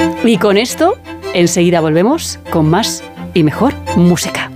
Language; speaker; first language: Spanish; native; Spanish